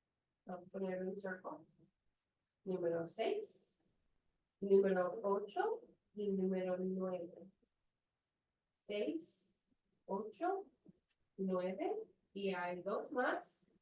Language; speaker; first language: Spanish; non-native, learner; English